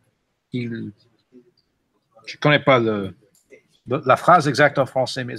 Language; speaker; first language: French; non-native, fluent; English